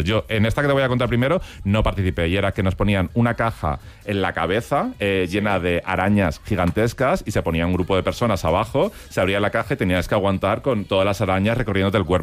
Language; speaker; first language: Spanish; native; Spanish